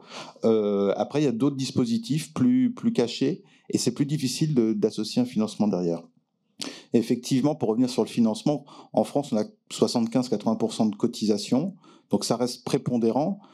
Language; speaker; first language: French; native; French